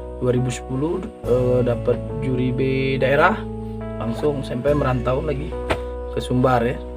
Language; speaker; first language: Indonesian; native; Indonesian